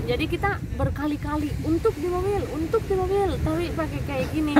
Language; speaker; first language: Indonesian; non-native, fluent; Spanish